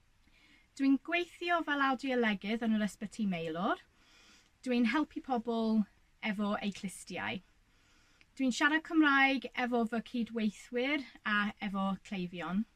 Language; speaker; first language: Welsh; non-native, learner; English